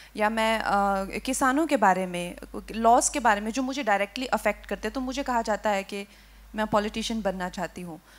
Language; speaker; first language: Hindi; native; Hindi